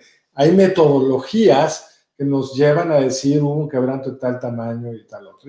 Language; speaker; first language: Spanish; native; Spanish